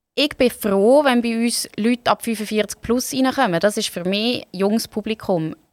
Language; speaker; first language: German; native; German